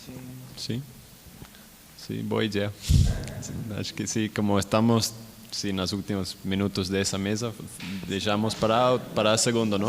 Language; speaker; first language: Portuguese; non-native, learner; Spanish